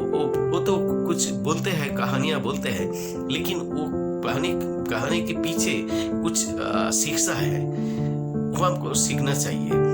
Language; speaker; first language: Hindi; non-native, local second language; Bangla